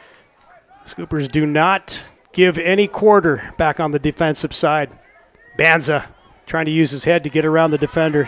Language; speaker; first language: English; native; English